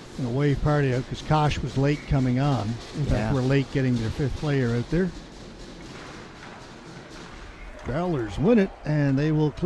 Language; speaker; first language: English; native; English